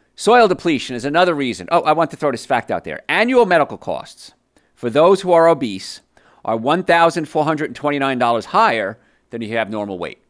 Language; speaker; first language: English; early bilingual, other home language; Italian